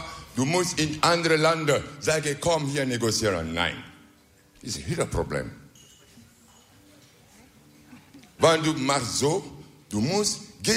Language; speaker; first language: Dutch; non-native, learner; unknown